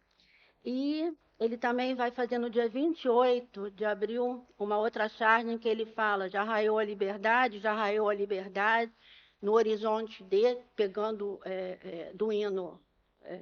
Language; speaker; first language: Portuguese; native; Portuguese